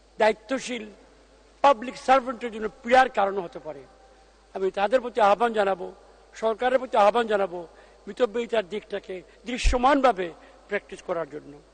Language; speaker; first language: Bangla; native; Bangla